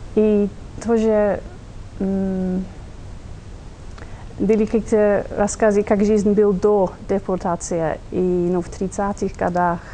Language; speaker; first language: Russian; non-native, fluent; English